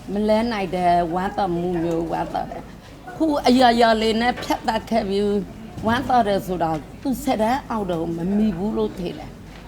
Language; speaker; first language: Burmese; native; Burmese